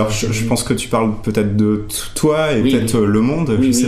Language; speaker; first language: French; native; French